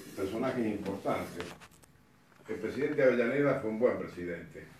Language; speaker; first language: Spanish; native; Spanish